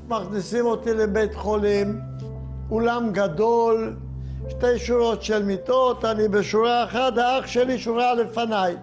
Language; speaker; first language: Hebrew; non-native, fluent; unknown